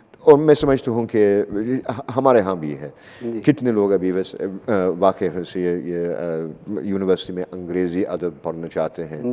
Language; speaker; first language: Urdu; non-native, fluent; English